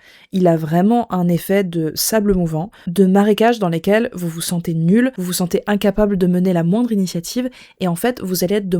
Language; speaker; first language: French; native; French